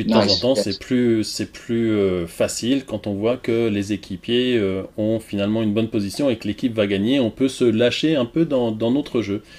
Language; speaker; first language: French; native; French